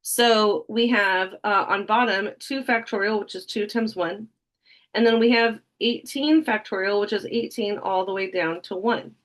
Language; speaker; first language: English; native; English